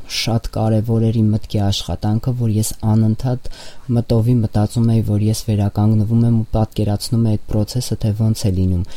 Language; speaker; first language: Armenian; native; Armenian